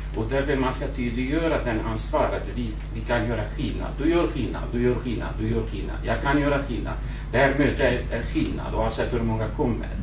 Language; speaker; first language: Swedish; non-native, fluent; Kurdish